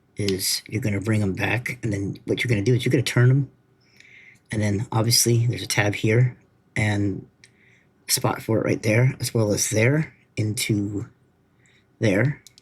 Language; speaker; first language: English; native; English